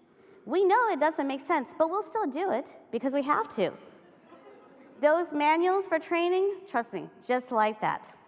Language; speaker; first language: English; native; English